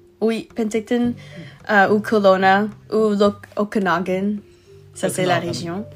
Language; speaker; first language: French; non-native, learner; English